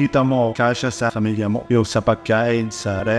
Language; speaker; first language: Filipino; non-native, learner; Arabic